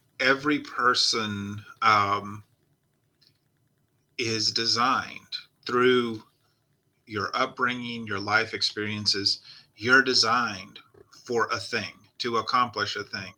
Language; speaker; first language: English; native; English